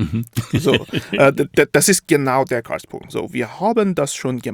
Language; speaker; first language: German; non-native, fluent; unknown